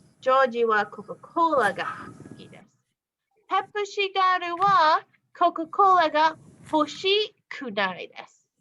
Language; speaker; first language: Japanese; non-native, fluent; English